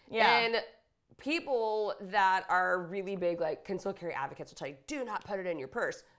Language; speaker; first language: English; native; English